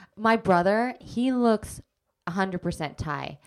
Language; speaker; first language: English; native; English